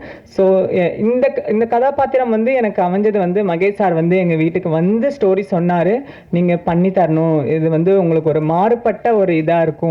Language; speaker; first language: Tamil; native; Tamil